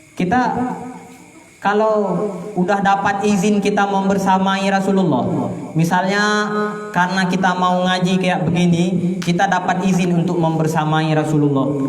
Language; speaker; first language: Indonesian; non-native, local second language; Achinese